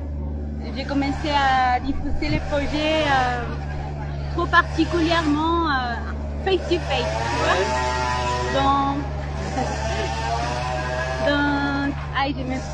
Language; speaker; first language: French; non-native, learner; Spanish